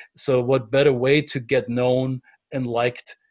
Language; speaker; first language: English; non-native, fluent; German